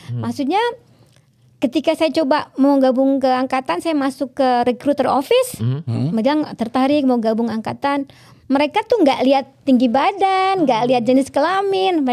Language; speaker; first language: Indonesian; native; Indonesian